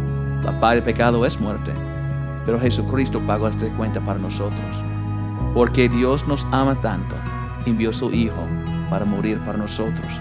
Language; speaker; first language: Spanish; non-native, fluent; English